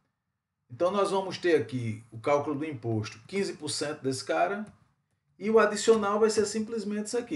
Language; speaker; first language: Portuguese; native; Portuguese